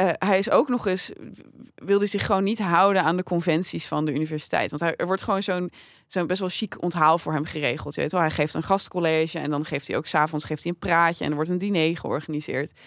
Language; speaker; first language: Dutch; native; Dutch